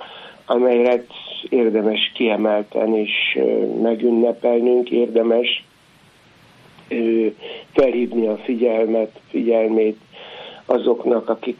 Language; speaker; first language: Hungarian; native; Hungarian